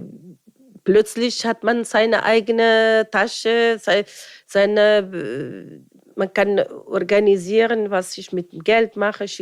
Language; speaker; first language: German; non-native, fluent; Arabic